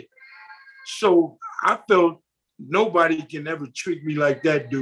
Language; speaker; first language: English; native; English